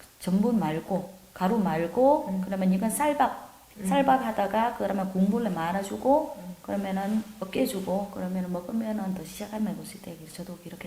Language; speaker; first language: Korean; non-native, learner; Vietnamese